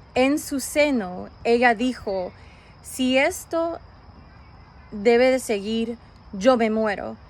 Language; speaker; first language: Spanish; early bilingual, other home language; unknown